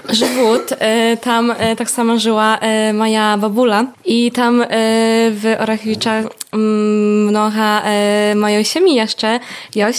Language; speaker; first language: Polish; non-native, local second language; Belarusian